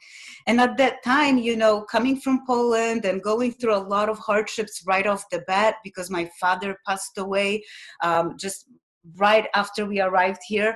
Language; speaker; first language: English; non-native, fluent; Polish